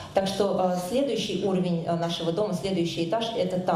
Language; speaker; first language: Russian; native; Russian